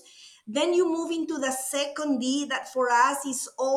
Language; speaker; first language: English; non-native, fluent; Spanish